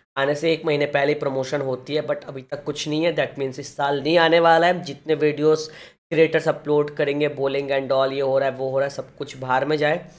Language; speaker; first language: Hindi; native; Hindi